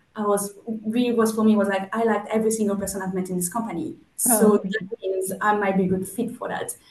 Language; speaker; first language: English; non-native, fluent; French